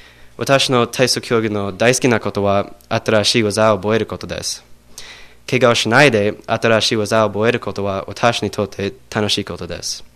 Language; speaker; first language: Japanese; non-native, learner; English